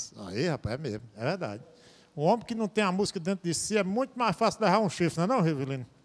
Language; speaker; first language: Portuguese; native; Portuguese